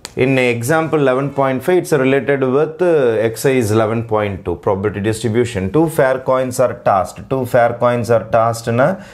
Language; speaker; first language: English; non-native, local second language; Tamil